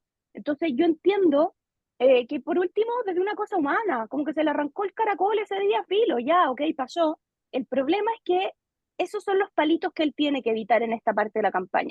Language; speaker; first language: Spanish; native; Spanish